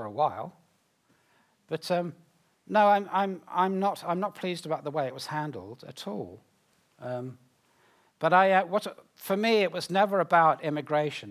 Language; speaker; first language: English; native; English